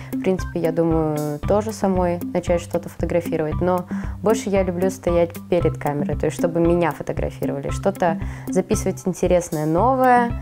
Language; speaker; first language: Russian; native; Russian